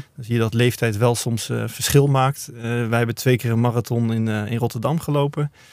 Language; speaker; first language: Dutch; native; Dutch